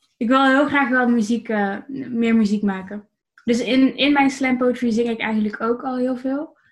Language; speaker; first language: Dutch; native; Dutch